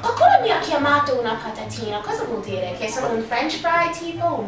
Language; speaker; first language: Italian; non-native, fluent; English